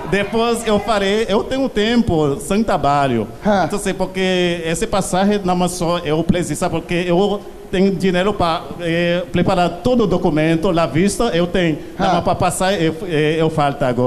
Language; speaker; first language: Portuguese; non-native, learner; Haitian Creole